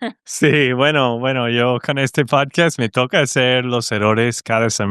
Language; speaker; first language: Spanish; non-native, fluent; English